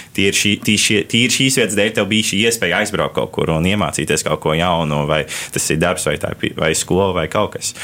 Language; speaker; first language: Latvian; early bilingual, heritage; Latvian